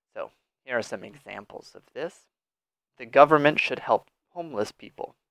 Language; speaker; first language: English; native; English